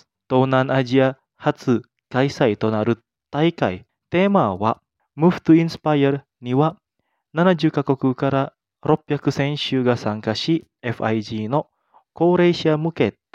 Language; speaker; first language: Japanese; non-native, fluent; Indonesian